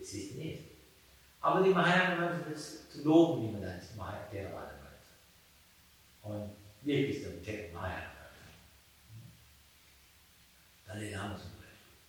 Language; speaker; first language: German; non-native, fluent; Sinhala